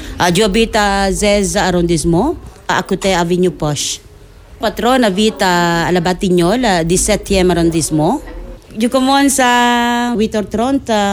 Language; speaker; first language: French; non-native, learner; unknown